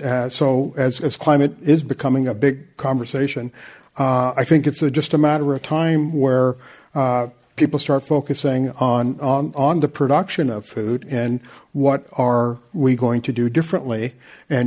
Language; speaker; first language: English; native; English